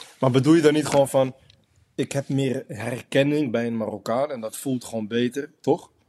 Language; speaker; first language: Dutch; early bilingual, other home language; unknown